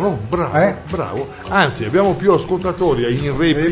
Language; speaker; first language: Italian; native; Italian